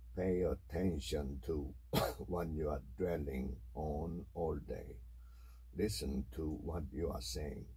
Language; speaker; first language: English; non-native, fluent; Korean